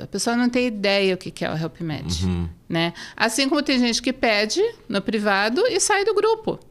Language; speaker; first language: Portuguese; native; Portuguese